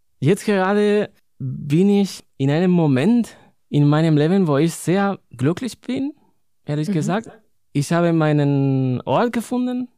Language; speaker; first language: German; non-native, fluent; Spanish